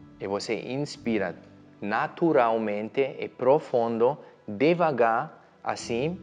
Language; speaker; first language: Portuguese; non-native, learner; German